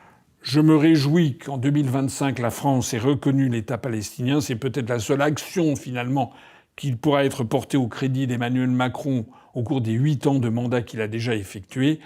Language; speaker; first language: French; native; French